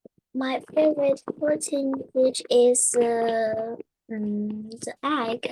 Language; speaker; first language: English; non-native, learner; Chinese